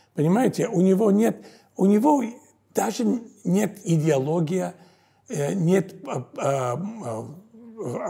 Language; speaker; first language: Russian; non-native, fluent; English